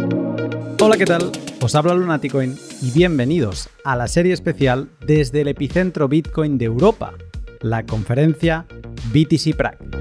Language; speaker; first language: Spanish; native; Spanish